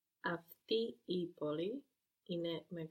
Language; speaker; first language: Greek; non-native, learner; English